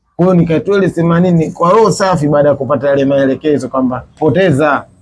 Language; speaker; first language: Swahili; native; Swahili